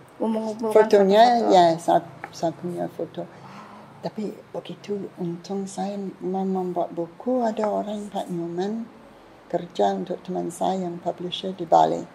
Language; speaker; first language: Indonesian; non-native, fluent; English